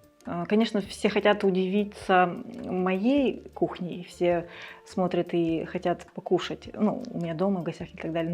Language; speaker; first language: Russian; early bilingual, other home language; Georgian